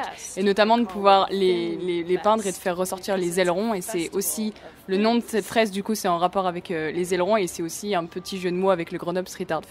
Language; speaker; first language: French; native; French